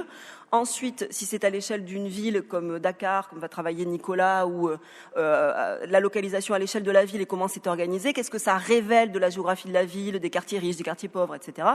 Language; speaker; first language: French; native; French